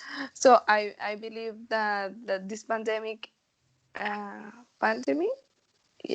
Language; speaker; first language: English; non-native, learner; Spanish